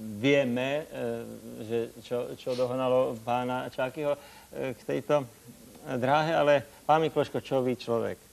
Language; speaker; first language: Slovak; native; Slovak